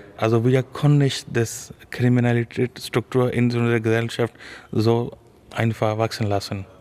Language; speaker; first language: German; non-native, fluent; Urdu